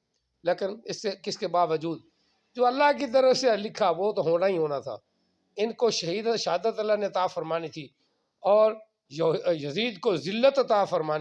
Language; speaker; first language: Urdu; non-native, local second language; Punjabi